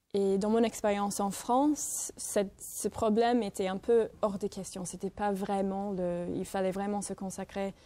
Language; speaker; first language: French; non-native, fluent; English